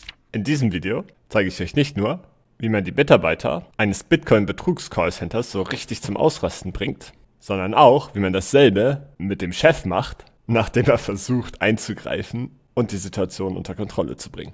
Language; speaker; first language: German; native; German